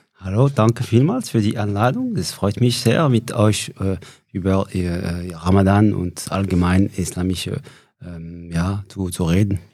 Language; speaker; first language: German; non-native, fluent; French